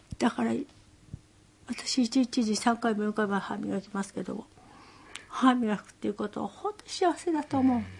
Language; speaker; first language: Japanese; native; Japanese